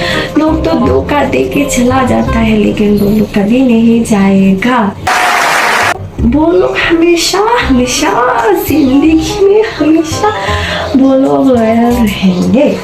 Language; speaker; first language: Hindi; non-native, local second language; Kok Borok